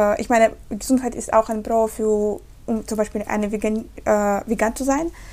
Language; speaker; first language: German; non-native, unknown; Russian